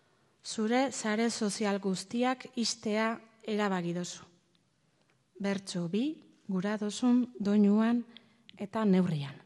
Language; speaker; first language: Basque; native; Basque